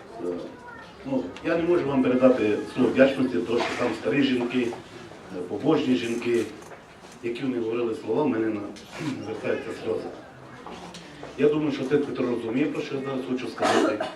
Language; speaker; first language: Ukrainian; native; Ukrainian